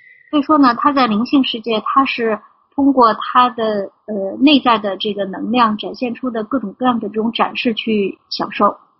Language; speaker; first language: Chinese; native; Chinese